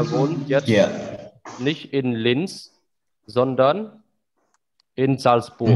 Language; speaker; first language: German; non-native, fluent; Khmer